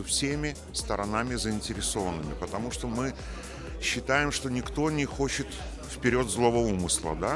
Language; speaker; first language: Russian; native; Russian